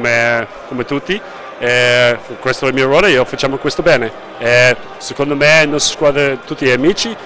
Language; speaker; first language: Italian; non-native, learner; English